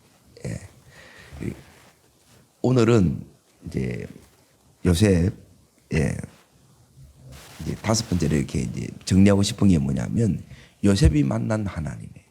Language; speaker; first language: Korean; native; Korean